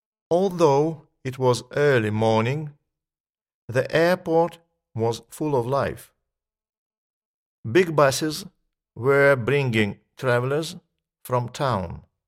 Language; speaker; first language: English; non-native, fluent; Russian